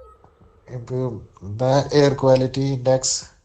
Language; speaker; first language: English; non-native, learner; Hindi